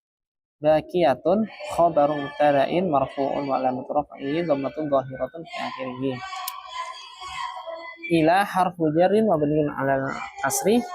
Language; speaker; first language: Arabic; non-native, fluent; Indonesian